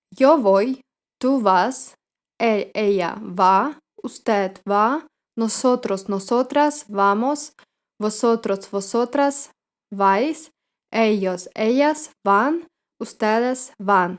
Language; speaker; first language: Spanish; non-native, fluent; Ukrainian